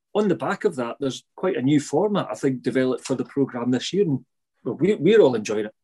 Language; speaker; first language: English; native; English